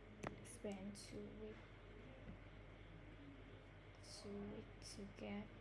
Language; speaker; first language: English; non-native, learner; Vietnamese